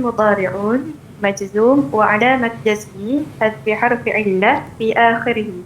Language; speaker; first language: Arabic; non-native, learner; Malay